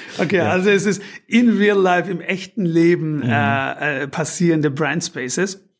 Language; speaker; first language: German; early bilingual, other home language; Turkish